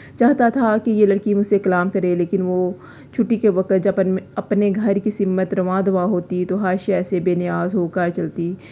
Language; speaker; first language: Urdu; native; Urdu